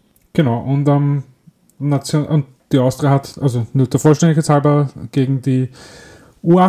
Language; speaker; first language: German; native; German